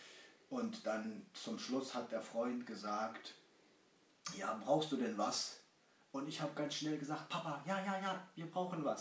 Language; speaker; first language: German; early bilingual, other home language; Kurdish